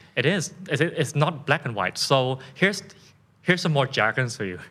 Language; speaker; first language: English; non-native, fluent; Thai